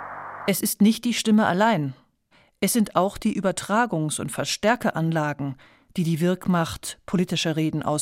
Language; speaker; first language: German; native; German